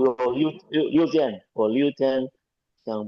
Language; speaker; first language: Chinese; non-native, learner; Indonesian